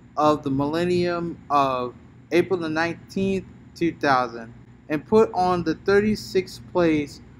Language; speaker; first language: English; native; English